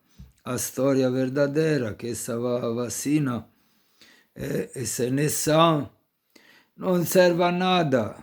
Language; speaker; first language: Portuguese; non-native, fluent; Italian